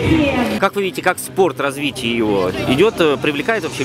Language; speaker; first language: Russian; native; Russian